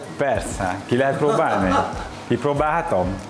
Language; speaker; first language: Hungarian; native; Hungarian